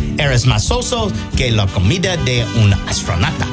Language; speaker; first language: Spanish; non-native, learner; English